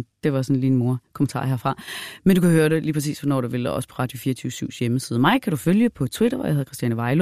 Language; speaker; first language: Danish; native; Danish